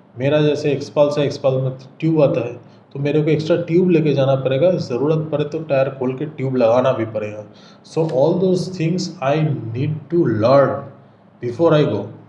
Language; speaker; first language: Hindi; non-native, local second language; Bangla